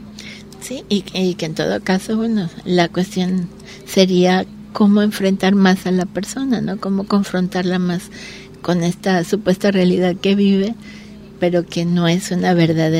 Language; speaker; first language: Spanish; native; Spanish